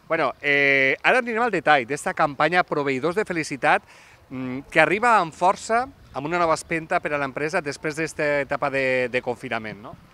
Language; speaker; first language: Catalan; native; Catalan